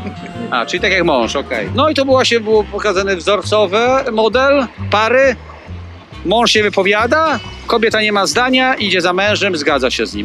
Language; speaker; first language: Polish; native; Polish